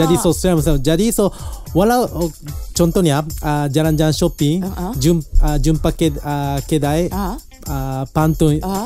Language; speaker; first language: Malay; non-native, learner; Japanese